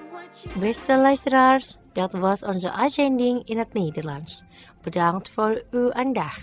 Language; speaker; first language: Dutch; non-native, fluent; Indonesian